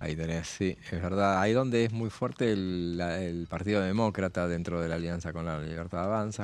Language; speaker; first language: Spanish; native; Spanish